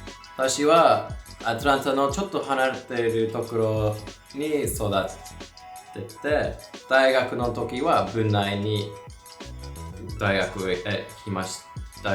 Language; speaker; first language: Japanese; non-native, learner; English